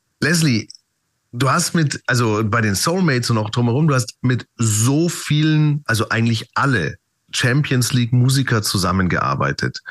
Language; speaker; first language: German; native; German